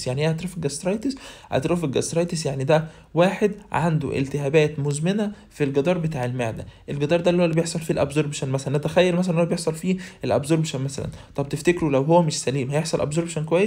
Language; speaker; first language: Arabic; native; Arabic